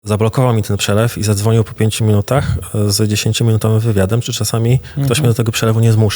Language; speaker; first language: Polish; native; Polish